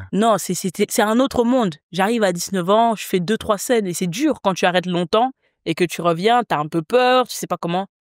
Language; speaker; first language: French; native; French